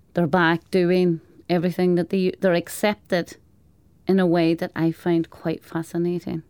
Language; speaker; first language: English; native; English